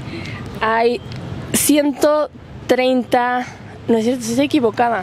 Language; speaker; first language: Spanish; native; Spanish